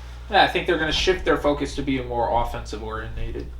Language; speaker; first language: English; native; English